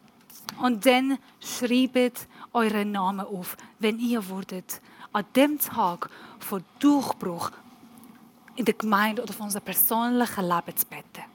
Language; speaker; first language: German; non-native, learner; Persian